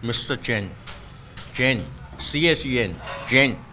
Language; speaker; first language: Hindi; non-native, local second language; Chinese